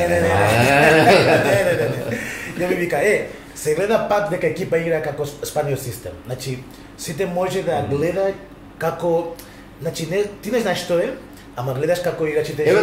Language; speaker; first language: Macedonian; non-native, learner; Spanish